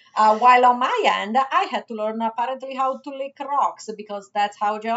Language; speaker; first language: English; non-native, fluent; Italian